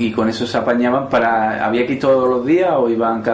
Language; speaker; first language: Spanish; native; Spanish